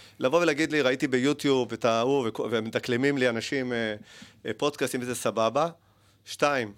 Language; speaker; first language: Hebrew; early bilingual, other home language; Spanish